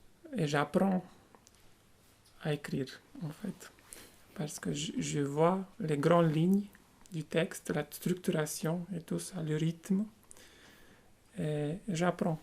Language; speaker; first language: French; non-native, fluent; Romanian